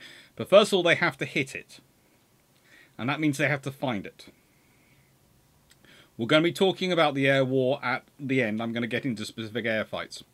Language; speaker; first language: English; native; English